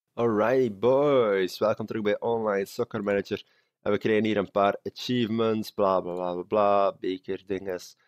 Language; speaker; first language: Dutch; native; Dutch